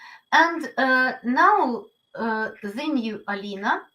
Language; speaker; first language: English; non-native, learner; Ukrainian